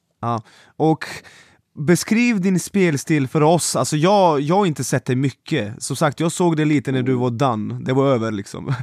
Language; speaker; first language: Swedish; non-native, fluent; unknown